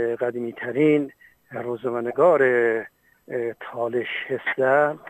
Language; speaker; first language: Persian; non-native, local second language; Talysh